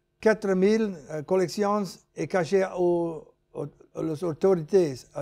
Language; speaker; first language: French; non-native, learner; English